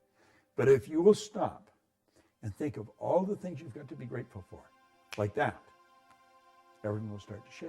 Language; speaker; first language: English; native; English